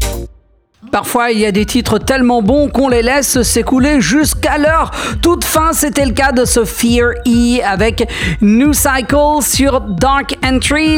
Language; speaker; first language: French; native; French